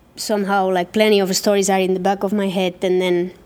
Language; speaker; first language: English; non-native, fluent; Catalan